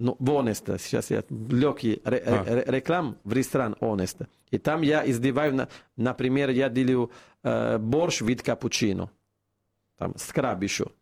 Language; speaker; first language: Russian; non-native, fluent; Italian